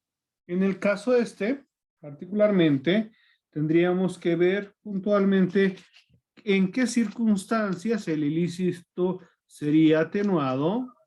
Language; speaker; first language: Spanish; native; Spanish